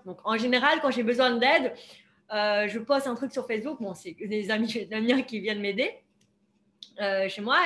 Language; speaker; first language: French; non-native, fluent; Vietnamese